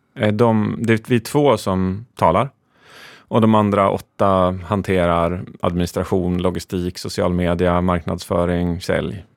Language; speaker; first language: Swedish; native; Swedish